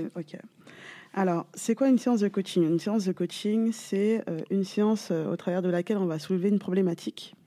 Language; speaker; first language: French; native; French